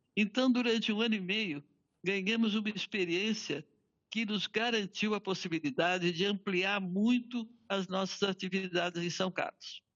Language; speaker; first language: Portuguese; native; Portuguese